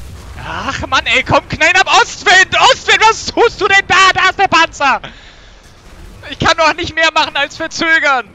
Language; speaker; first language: German; native; German